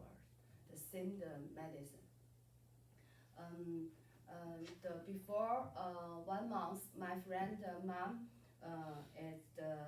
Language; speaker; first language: English; non-native, learner; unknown